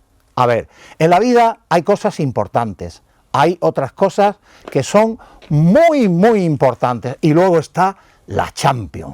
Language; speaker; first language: Spanish; native; Spanish